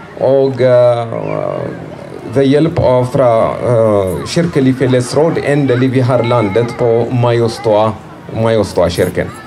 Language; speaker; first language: Norwegian; non-native, fluent; Amharic